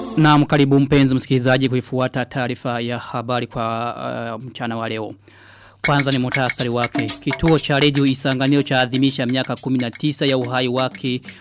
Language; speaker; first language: Swahili; non-native, local second language; Rundi